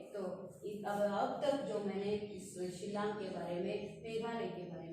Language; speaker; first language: Hindi; non-native, local second language; Kannada